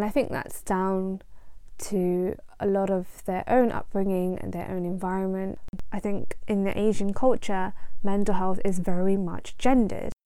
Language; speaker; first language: English; non-native, local second language; Punjabi